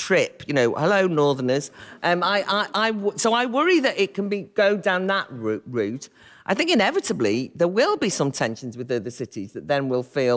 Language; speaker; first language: English; native; English